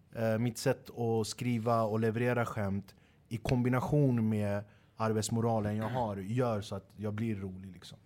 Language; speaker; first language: Swedish; early bilingual, other home language; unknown